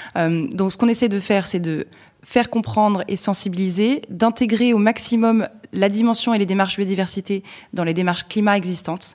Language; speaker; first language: French; native; French